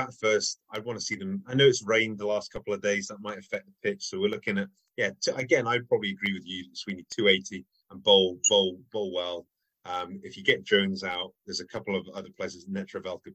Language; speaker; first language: English; native; English